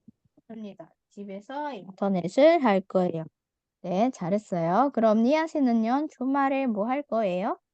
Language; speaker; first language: Korean; non-native, fluent; Indonesian